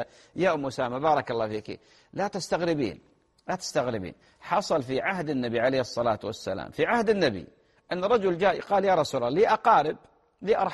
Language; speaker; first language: Arabic; native; Arabic